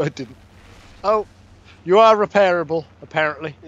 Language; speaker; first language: English; native; English